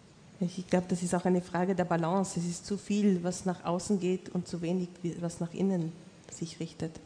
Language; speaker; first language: German; non-native, fluent; Danish